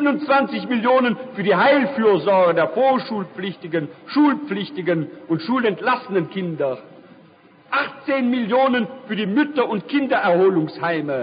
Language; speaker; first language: German; native; German